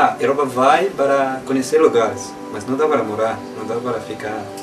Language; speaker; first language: Portuguese; non-native, learner; Arabic